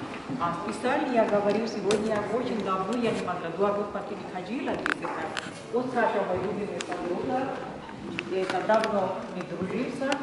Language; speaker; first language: Russian; non-native, learner; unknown